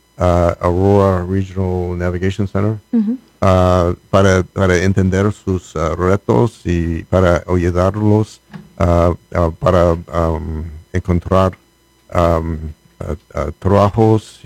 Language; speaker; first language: Spanish; non-native, learner; English